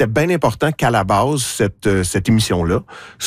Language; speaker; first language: French; native; French